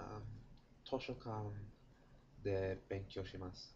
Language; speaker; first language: Japanese; non-native, learner; English